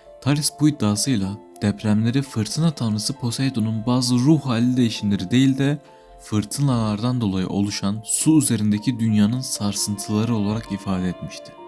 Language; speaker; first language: Turkish; native; Turkish